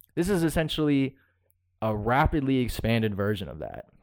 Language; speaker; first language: English; early bilingual, other home language; Filipino